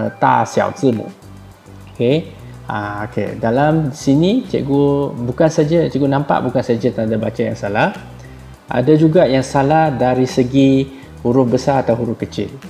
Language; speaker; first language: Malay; non-native, local second language; Chinese